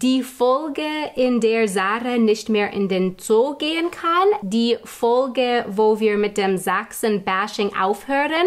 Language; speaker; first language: German; non-native, fluent; English